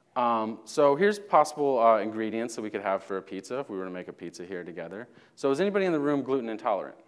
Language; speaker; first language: English; native; English